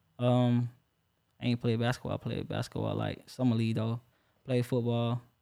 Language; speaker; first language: English; native; English